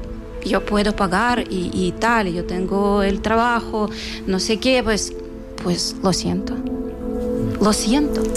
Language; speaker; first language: Spanish; non-native, fluent; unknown